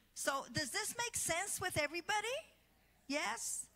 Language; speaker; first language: English; early bilingual, other home language; Spanish